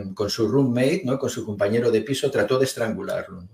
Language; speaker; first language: Spanish; native; Spanish